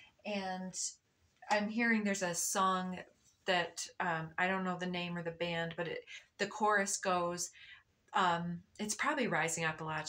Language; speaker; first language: English; native; English